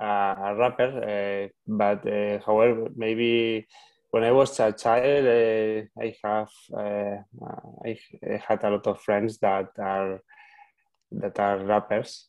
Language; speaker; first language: English; non-native, learner; Spanish